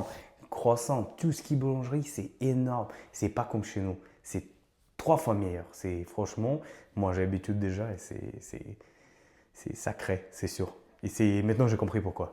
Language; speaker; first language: French; non-native, learner; Ukrainian